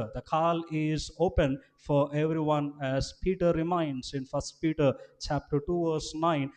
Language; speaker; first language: English; non-native, local second language; Telugu